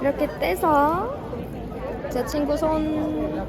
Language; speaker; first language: Korean; non-native, learner; Mongolian